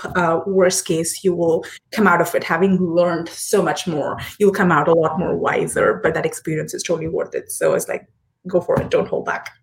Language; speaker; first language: English; non-native, local second language; Hindi